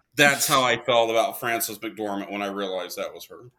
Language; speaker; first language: English; native; English